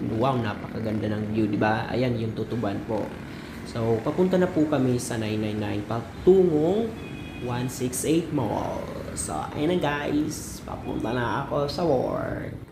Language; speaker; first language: Filipino; non-native, local second language; Bikol